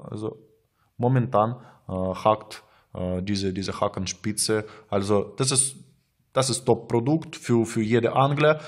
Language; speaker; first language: German; non-native, learner; Russian